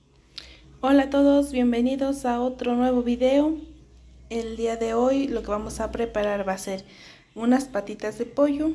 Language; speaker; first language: Spanish; native; Spanish